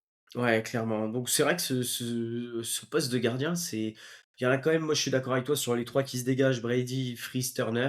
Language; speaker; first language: French; native; French